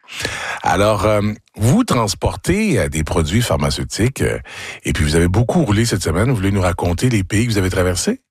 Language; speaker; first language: French; native; French